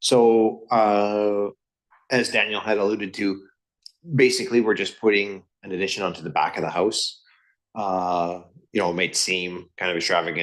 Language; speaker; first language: English; native; English